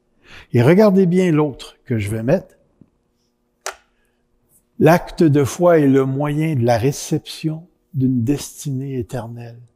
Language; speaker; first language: French; native; French